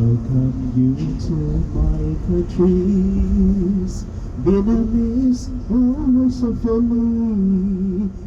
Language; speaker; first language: English; non-native, learner; Vietnamese